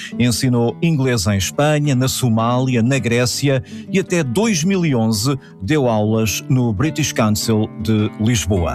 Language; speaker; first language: Portuguese; native; Portuguese